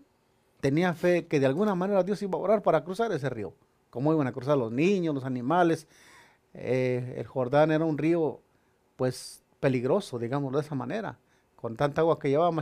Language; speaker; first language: Spanish; native; Spanish